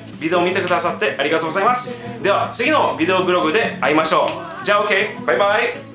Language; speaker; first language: Japanese; non-native, fluent; English